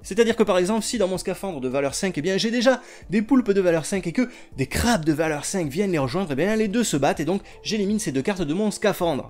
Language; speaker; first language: French; native; French